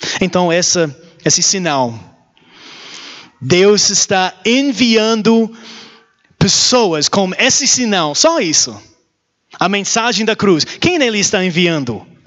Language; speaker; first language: Portuguese; non-native, learner; English